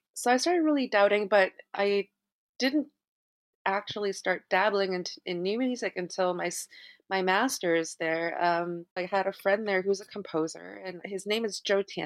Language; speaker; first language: English; native; English